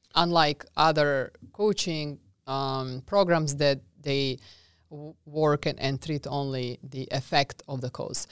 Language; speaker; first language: English; non-native, fluent; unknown